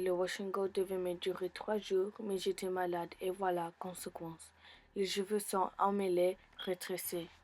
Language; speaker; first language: French; non-native, fluent; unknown